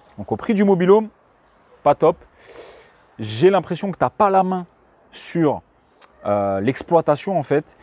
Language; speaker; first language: French; native; French